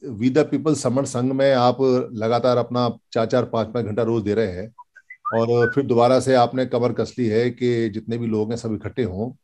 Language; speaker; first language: Hindi; native; Hindi